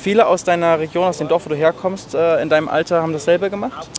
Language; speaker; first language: German; native; German